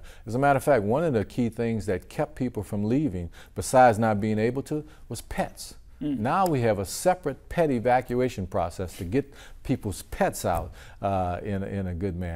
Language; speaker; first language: English; native; English